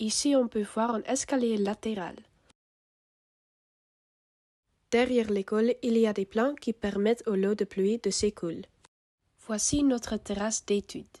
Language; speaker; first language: French; non-native, learner; Dutch